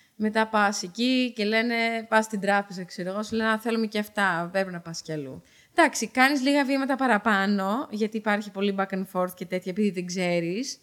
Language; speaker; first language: Greek; early bilingual, heritage; Dutch